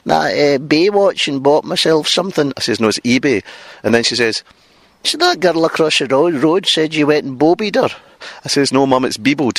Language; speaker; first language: English; native; English